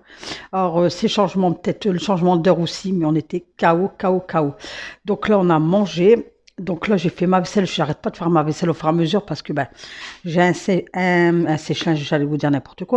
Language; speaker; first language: French; native; French